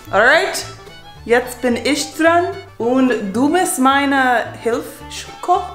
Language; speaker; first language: German; non-native, learner; English